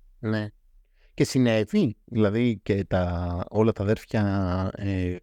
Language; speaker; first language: Greek; native; Greek